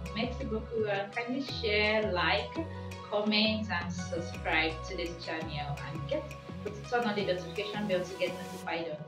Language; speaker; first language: English; non-native, local second language; Yoruba